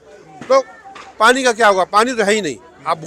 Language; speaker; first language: Hindi; native; Hindi